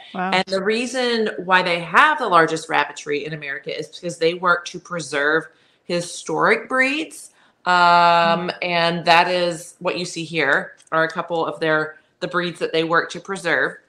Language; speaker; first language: English; native; English